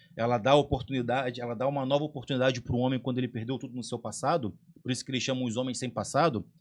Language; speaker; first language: Portuguese; native; Portuguese